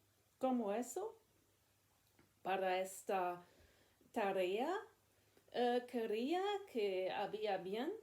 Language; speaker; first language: Spanish; non-native, learner; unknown